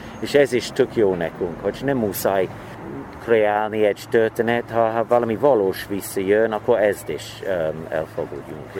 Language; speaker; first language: Hungarian; non-native, learner; English